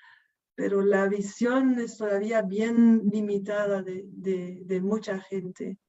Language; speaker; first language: Spanish; non-native, fluent; Dutch